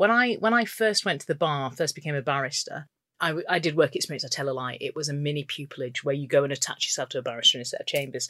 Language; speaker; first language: English; native; English